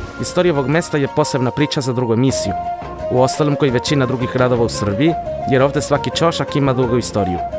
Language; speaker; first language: Serbian; non-native, fluent; Spanish